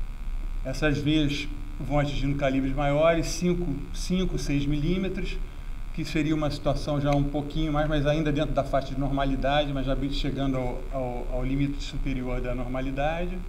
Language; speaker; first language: Portuguese; native; Portuguese